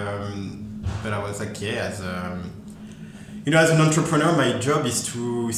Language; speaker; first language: English; non-native, fluent; French